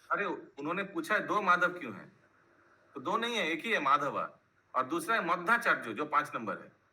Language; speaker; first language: Hindi; non-native, local second language; Bangla